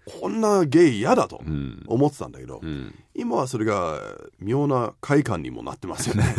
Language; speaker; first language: Japanese; non-native, fluent; English